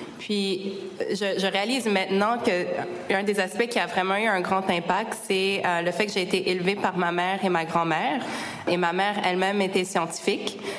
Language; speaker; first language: French; native; French